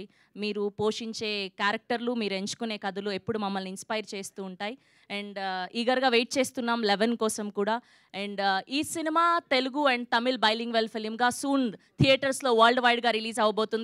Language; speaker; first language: Telugu; native; Telugu